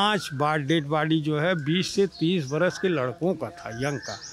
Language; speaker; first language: Hindi; native; Hindi